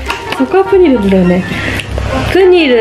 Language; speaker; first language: Japanese; native; Japanese